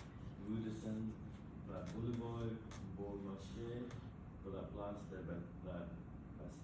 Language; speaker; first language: French; non-native, learner; English